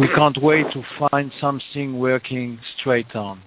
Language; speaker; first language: English; non-native, fluent; French